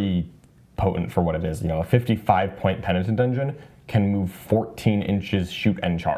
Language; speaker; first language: English; native; English